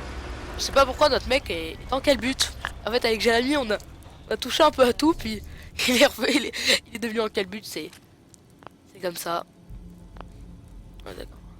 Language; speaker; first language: French; native; French